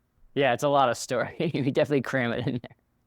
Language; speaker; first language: English; native; English